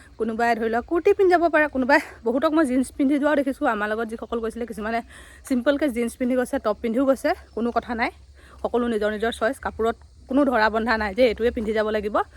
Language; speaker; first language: Assamese; native; Assamese